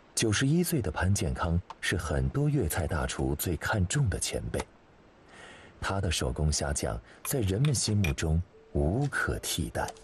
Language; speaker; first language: Chinese; native; Chinese